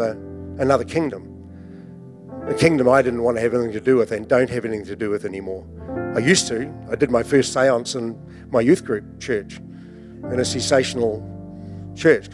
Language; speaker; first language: English; native; English